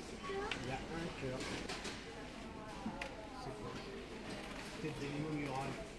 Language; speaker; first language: French; native; French